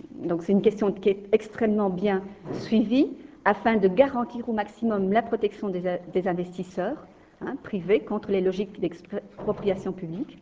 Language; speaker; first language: French; native; French